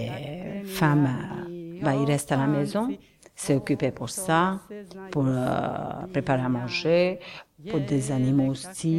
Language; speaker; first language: French; non-native, learner; Serbian